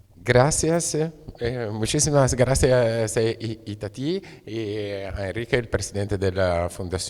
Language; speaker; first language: Spanish; non-native, fluent; Italian